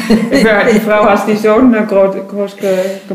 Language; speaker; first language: German; non-native, learner; Dutch